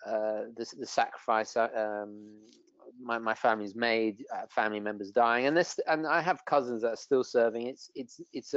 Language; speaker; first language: English; non-native, local second language; Italian